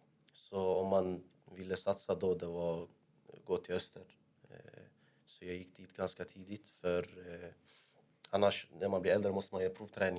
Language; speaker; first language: Swedish; early bilingual, other home language; Arabic